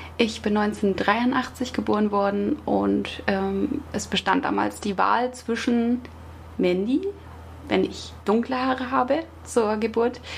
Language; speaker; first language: German; native; German